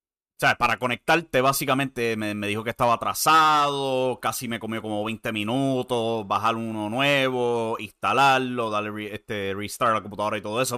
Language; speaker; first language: Spanish; native; Spanish